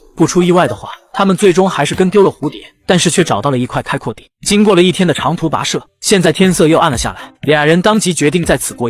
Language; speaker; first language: Chinese; native; Chinese